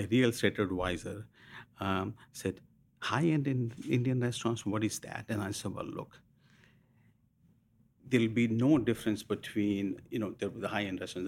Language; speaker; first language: English; non-native, local second language; Hindi